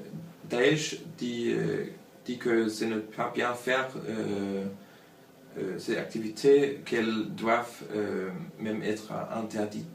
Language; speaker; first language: French; non-native, learner; Danish